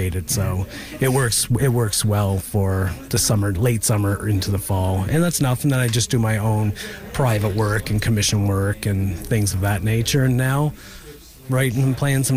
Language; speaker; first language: English; native; English